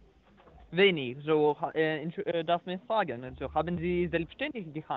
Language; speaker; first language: German; non-native, learner; Croatian